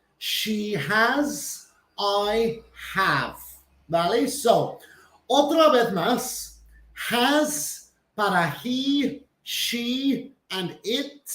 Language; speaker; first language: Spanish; non-native, fluent; English